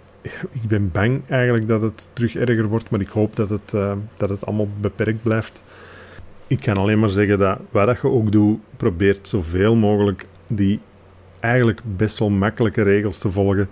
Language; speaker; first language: Dutch; native; Dutch